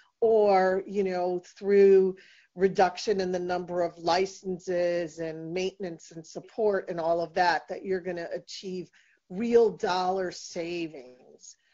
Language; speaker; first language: English; native; English